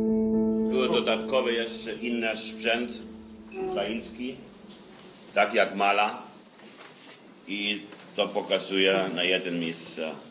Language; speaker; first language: Polish; non-native, fluent; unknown